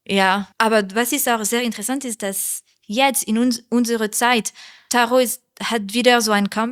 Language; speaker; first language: German; non-native, learner; French